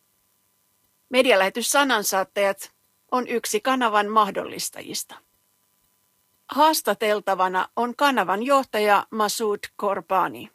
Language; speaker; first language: Finnish; native; Finnish